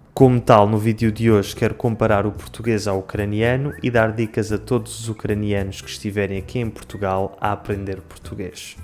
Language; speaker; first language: Portuguese; native; Portuguese